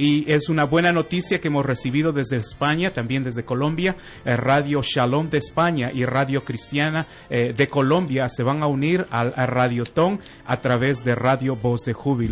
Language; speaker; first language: Spanish; native; Spanish